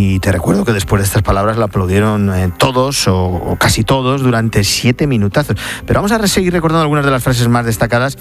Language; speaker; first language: Spanish; native; Spanish